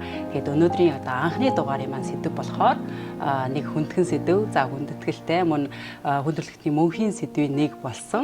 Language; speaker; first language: Mongolian; native; Mongolian